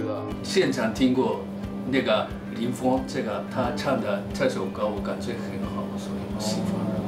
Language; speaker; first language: Chinese; non-native, fluent; Japanese